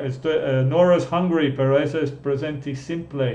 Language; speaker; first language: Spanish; non-native, fluent; English